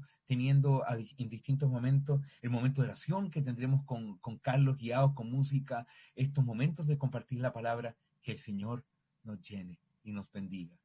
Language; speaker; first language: Spanish; native; Spanish